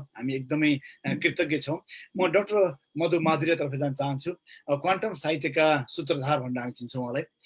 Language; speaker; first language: Nepali; native; Nepali